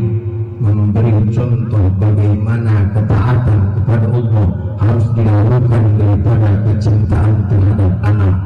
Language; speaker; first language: Indonesian; native; Indonesian